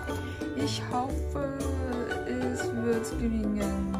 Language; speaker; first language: German; non-native, learner; Chinese